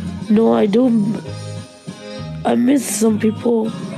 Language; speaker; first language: English; early bilingual, other home language; Spanish